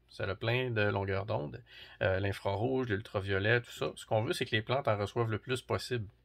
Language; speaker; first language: French; native; French